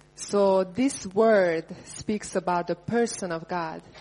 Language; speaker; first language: English; non-native, fluent; Hungarian